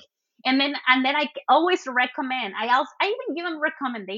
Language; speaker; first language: English; early bilingual, other home language; Spanish